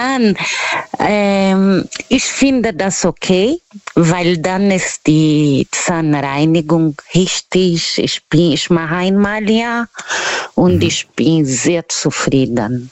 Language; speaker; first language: German; non-native, learner; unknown